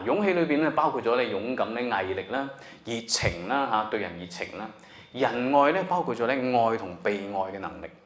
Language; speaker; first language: Cantonese; native; Cantonese